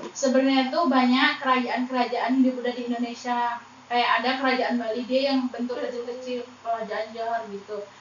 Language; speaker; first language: Indonesian; native; Indonesian